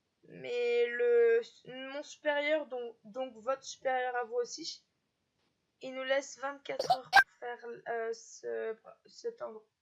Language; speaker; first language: French; native; French